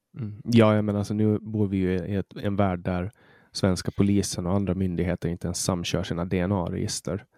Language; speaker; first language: Swedish; native; Swedish